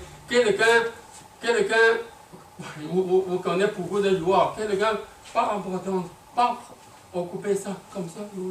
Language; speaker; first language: French; non-native, learner; Chinese